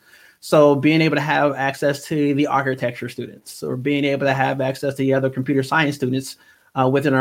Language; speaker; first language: English; native; English